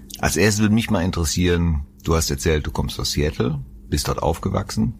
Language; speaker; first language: German; native; German